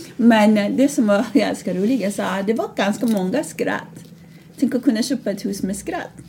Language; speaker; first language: Swedish; non-native, fluent; Persian